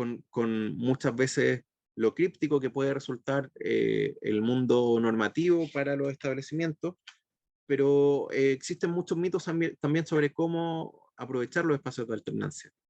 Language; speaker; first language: Spanish; native; Spanish